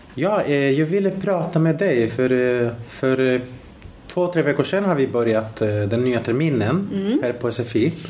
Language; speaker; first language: Swedish; non-native, fluent; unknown